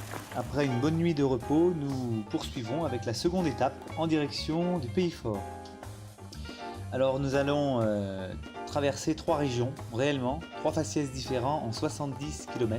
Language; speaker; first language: French; native; French